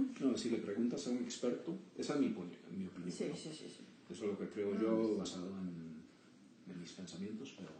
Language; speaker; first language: Spanish; early bilingual, heritage; Spanish